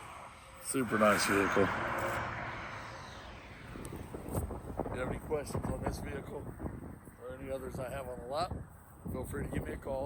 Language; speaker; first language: English; native; English